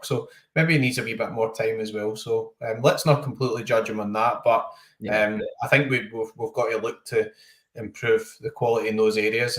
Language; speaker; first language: English; native; English